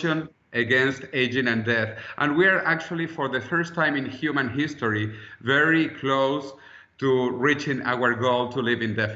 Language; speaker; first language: English; non-native, fluent; Spanish